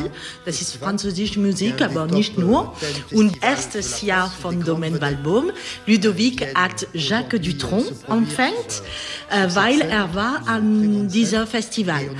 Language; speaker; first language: German; non-native, learner; French